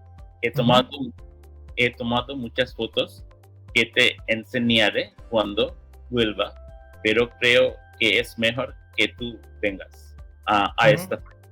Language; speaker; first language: Spanish; non-native, learner; English